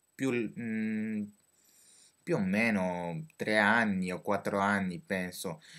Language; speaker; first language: Italian; non-native, learner; French